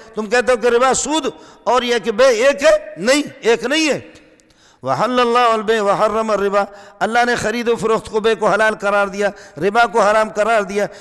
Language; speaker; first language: Urdu; non-native, local second language; Brahui